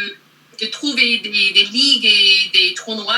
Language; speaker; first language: French; non-native, learner; English